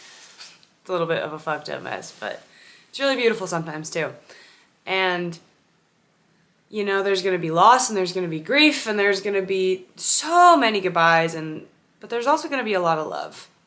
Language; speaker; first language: English; native; English